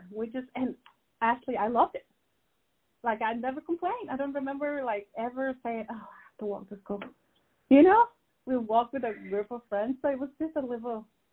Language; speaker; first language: English; non-native, fluent; Spanish